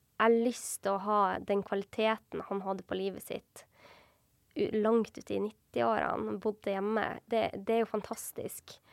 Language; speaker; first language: Norwegian; native; Norwegian